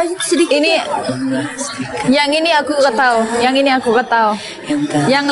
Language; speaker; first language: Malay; non-native, learner; Turkish